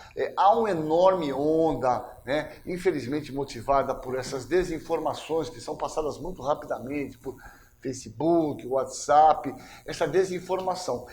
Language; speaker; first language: Portuguese; native; Portuguese